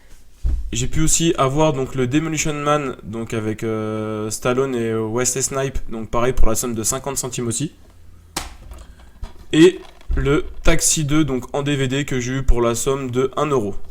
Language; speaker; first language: French; native; French